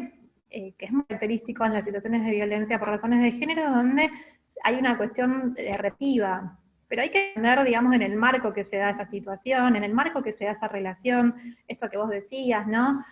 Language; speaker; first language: Spanish; native; Spanish